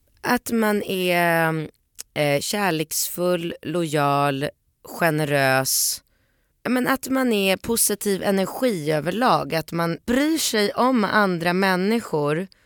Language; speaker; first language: Swedish; early bilingual, other home language; Polish